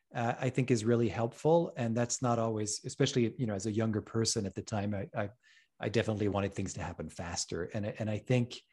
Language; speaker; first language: English; non-native, fluent; French